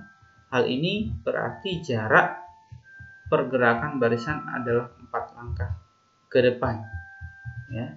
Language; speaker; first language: Indonesian; native; Indonesian